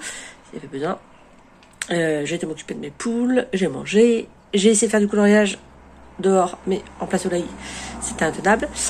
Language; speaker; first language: French; native; French